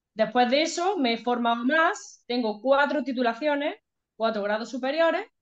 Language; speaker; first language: Spanish; native; Spanish